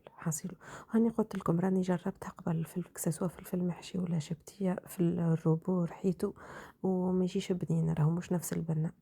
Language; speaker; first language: Arabic; native; Arabic